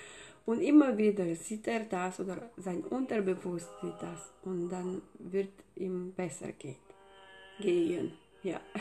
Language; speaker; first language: German; non-native, fluent; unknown